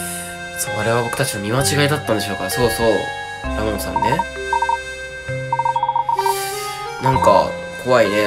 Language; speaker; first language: Japanese; native; Japanese